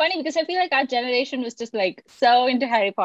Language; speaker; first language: English; non-native, local second language; Sinhala